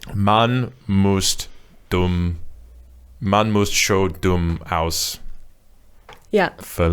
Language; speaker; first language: German; non-native, learner; English